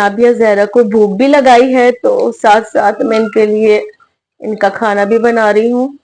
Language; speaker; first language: Hindi; native; Hindi